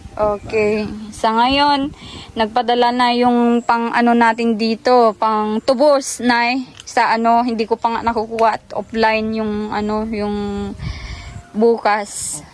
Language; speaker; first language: Filipino; native; Filipino